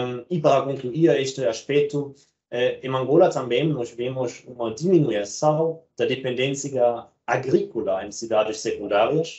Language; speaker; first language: Portuguese; non-native, fluent; German